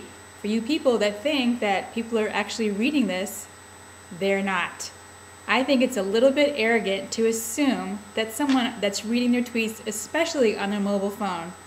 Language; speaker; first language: English; native; English